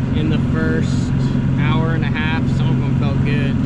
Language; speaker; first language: English; native; English